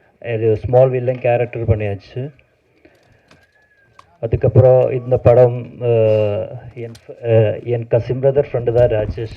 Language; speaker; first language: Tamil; non-native, learner; Malayalam